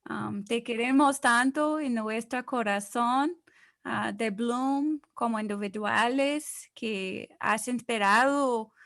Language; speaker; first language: Spanish; non-native, fluent; English